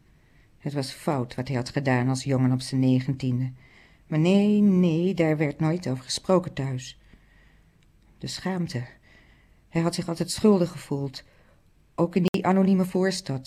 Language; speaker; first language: Dutch; native; Dutch